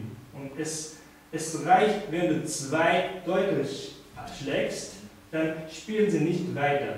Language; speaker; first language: German; non-native, fluent; Japanese